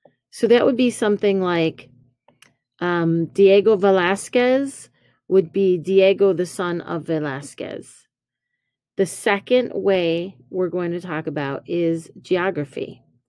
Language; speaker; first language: English; native; English